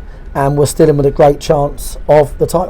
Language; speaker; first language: English; native; English